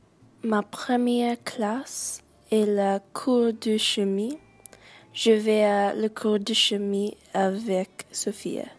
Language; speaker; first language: French; non-native, learner; English